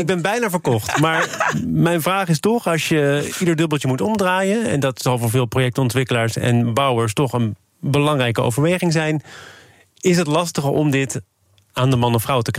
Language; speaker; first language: Dutch; native; Dutch